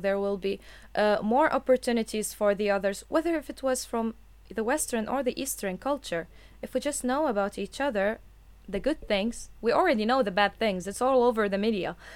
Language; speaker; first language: English; non-native, fluent; Arabic